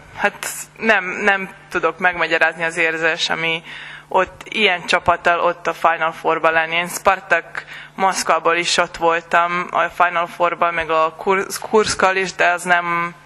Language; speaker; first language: Hungarian; non-native, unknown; Serbian